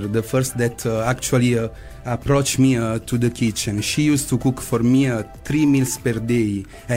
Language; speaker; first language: English; non-native, fluent; Italian